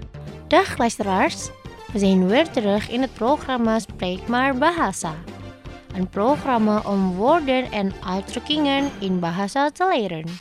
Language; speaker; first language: Dutch; non-native, learner; Indonesian